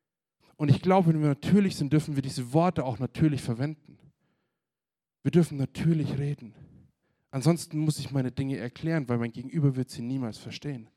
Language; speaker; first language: German; native; German